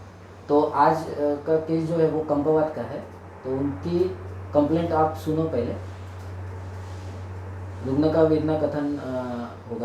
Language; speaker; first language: Hindi; non-native, local second language; Marathi